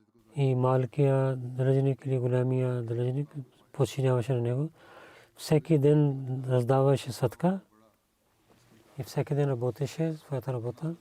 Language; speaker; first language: Bulgarian; non-native, learner; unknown